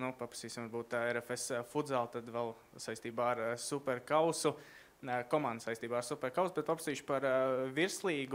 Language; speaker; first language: Latvian; native; Latvian